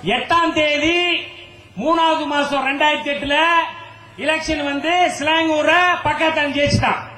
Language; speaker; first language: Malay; non-native, local second language; Tamil